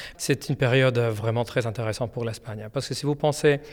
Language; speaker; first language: French; non-native, fluent; Spanish